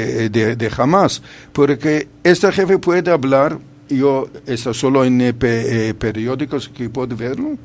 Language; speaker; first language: Spanish; non-native, fluent; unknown